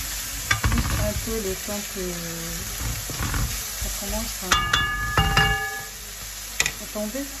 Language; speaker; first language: French; non-native, fluent; Arabic